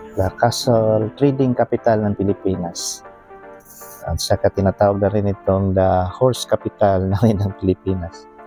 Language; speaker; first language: Filipino; native; Filipino